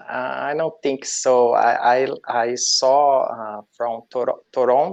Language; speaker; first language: English; non-native, learner; Portuguese